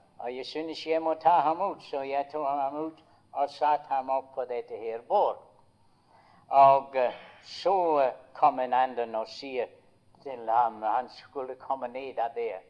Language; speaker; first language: Norwegian; early bilingual, heritage; Norwegian